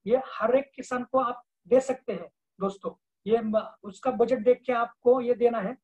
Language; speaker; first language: Hindi; non-native, local second language; Marathi